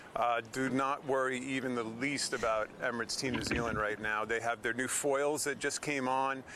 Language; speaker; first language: English; native; English